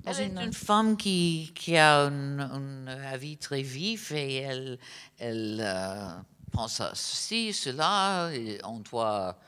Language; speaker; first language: French; non-native, fluent; English